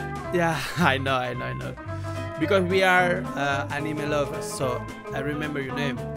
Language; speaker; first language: English; non-native, learner; Indonesian